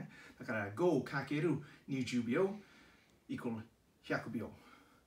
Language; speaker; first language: Japanese; non-native, learner; English